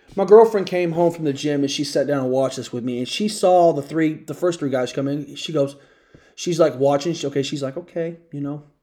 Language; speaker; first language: English; native; English